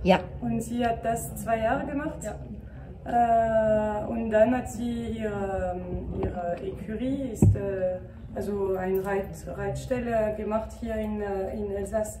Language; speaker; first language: German; non-native, fluent; French